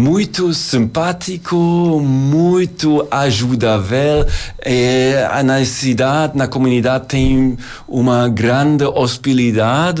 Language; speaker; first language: Portuguese; non-native, learner; German